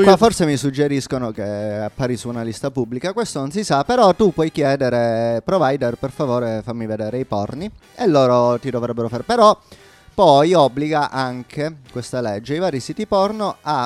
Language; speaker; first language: Italian; native; Italian